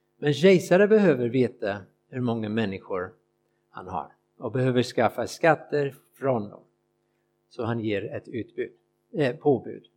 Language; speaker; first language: Swedish; non-native, fluent; English